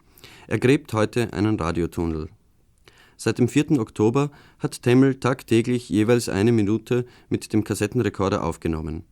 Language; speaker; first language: German; native; German